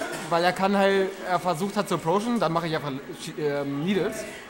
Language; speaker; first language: German; native; German